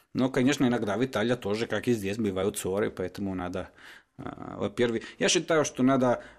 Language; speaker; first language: Russian; non-native, fluent; Italian